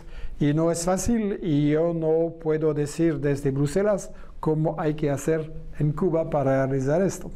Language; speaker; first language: Spanish; non-native, fluent; French